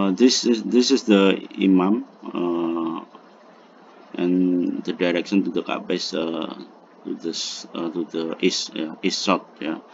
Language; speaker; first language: English; non-native, learner; Indonesian